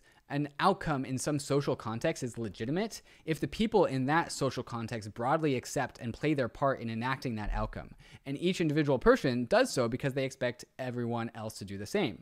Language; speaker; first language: English; native; English